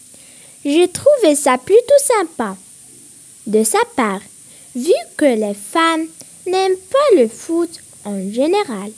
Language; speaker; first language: French; non-native, local second language; Arabic